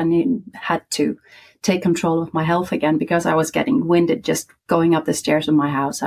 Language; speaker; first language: English; non-native, fluent; Icelandic